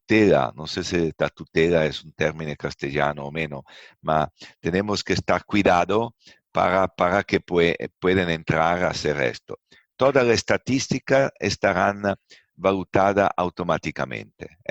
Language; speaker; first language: Spanish; non-native, fluent; Italian